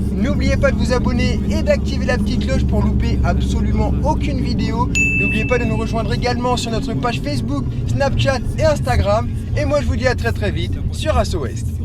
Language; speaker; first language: French; native; French